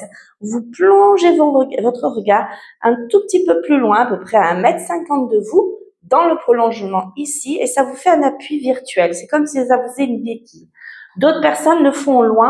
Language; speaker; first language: French; native; French